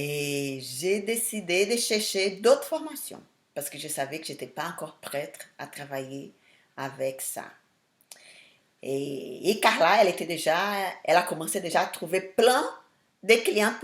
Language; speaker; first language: French; non-native, fluent; Portuguese